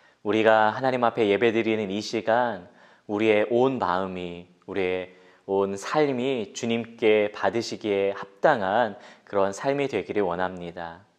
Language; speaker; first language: Korean; native; Korean